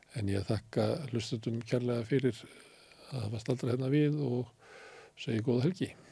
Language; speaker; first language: Icelandic; native; Icelandic